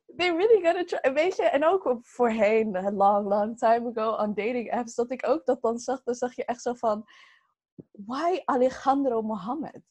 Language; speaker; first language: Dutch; early bilingual, other home language; Arabic